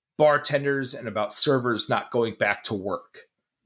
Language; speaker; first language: English; native; English